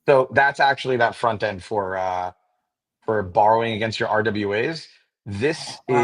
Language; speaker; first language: English; native; English